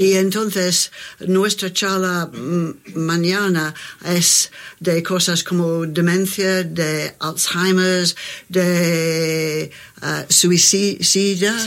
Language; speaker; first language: Spanish; non-native, learner; English